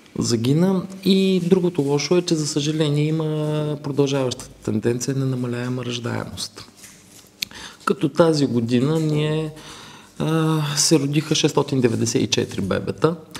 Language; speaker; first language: Bulgarian; native; Bulgarian